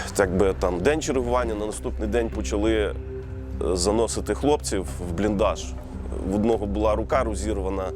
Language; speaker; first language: Ukrainian; native; Ukrainian